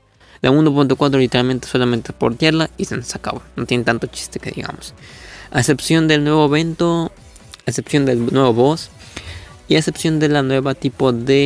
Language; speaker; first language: Spanish; native; Spanish